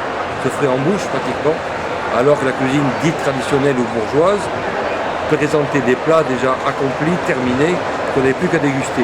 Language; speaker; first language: French; native; French